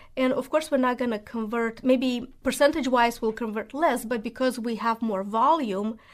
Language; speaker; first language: English; non-native, fluent; Romanian